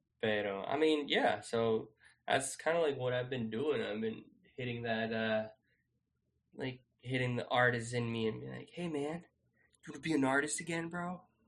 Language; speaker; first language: English; non-native, fluent; Spanish